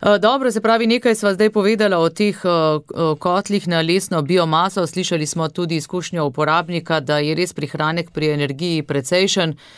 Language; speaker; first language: Slovenian; native; Slovenian